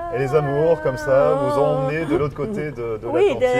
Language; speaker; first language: French; native; French